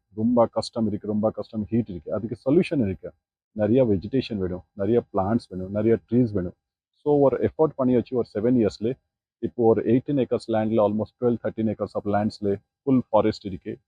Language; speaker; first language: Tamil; non-native, learner; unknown